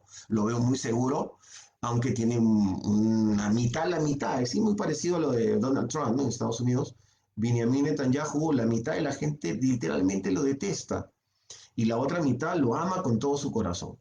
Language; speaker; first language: Spanish; native; Spanish